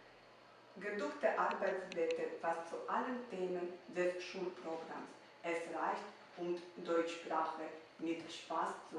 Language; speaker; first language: German; non-native, fluent; Ukrainian